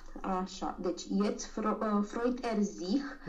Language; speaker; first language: German; non-native, learner; Romanian